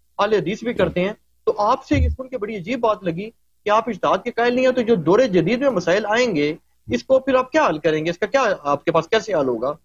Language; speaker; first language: Urdu; native; Urdu